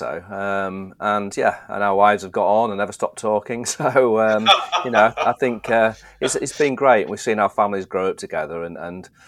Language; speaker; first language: English; native; English